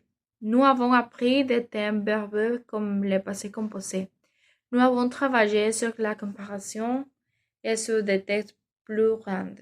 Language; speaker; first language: French; non-native, learner; Spanish